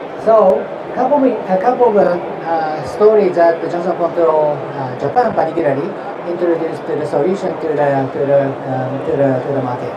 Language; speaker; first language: English; non-native, fluent; Japanese